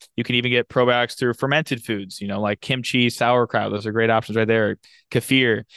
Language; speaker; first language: English; native; English